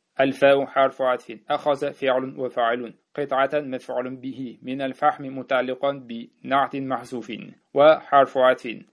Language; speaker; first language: Arabic; non-native, fluent; Uzbek